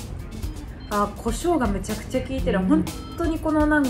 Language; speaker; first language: Japanese; native; Japanese